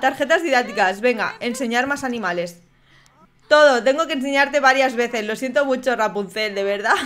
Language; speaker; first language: Spanish; native; Spanish